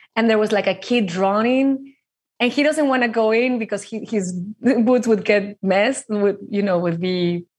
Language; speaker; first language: English; non-native, fluent; Spanish